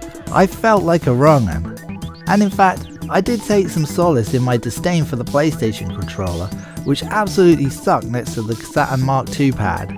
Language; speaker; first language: English; native; English